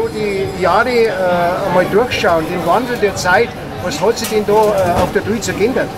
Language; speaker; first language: German; native; German